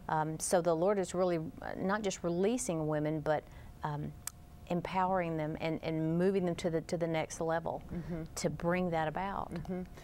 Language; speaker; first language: English; native; English